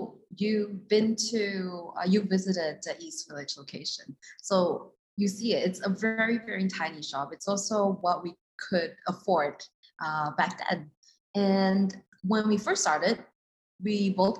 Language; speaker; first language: English; non-native, local second language; Chinese